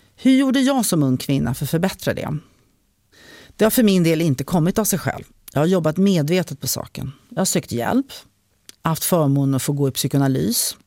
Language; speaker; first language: Swedish; early bilingual, other home language; French